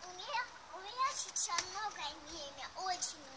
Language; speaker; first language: Russian; early bilingual, heritage; Russian